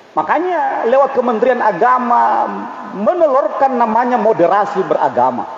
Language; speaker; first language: Indonesian; native; Indonesian